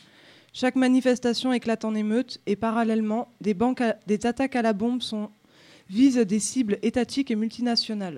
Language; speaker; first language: French; native; French